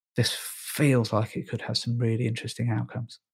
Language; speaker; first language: English; native; English